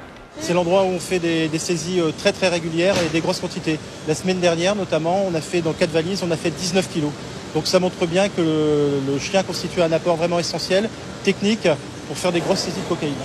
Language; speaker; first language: French; native; French